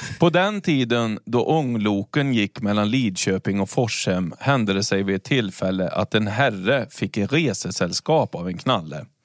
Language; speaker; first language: Swedish; native; Swedish